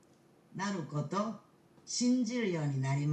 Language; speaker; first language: Japanese; non-native, learner; Korean